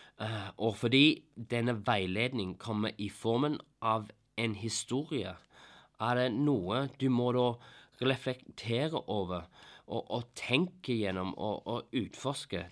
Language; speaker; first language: Norwegian; non-native, fluent; English